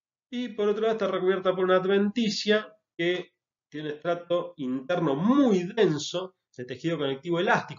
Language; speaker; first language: Spanish; native; Spanish